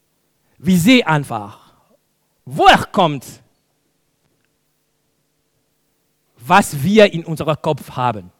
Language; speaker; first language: German; non-native, fluent; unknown